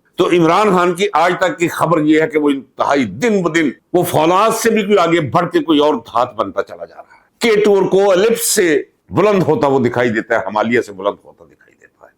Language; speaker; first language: Urdu; non-native, local second language; Punjabi